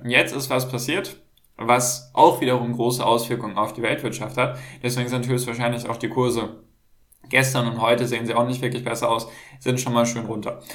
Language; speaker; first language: German; native; German